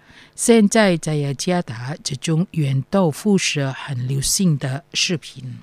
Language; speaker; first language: Chinese; non-native, fluent; Indonesian